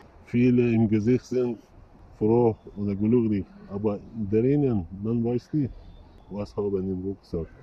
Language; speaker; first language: German; non-native, learner; Persian